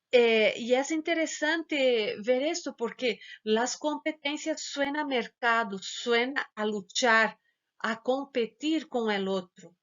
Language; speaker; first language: Spanish; non-native, fluent; Portuguese